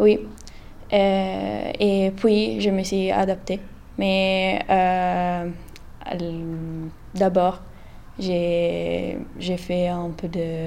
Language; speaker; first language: French; non-native, learner; Italian